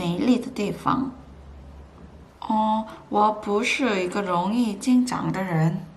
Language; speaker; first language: Chinese; non-native, learner; Korean